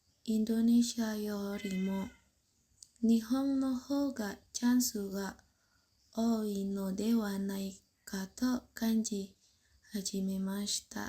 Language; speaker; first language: Japanese; non-native, learner; Indonesian